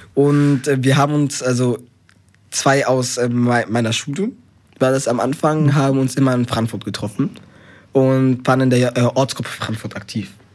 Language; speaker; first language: German; early bilingual, other home language; Spanish